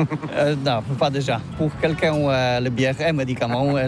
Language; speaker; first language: French; non-native, learner; Polish